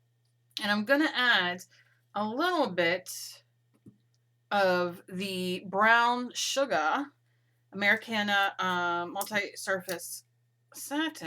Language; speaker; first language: English; native; English